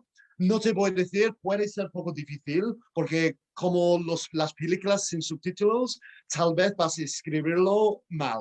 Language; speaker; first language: Spanish; non-native, fluent; English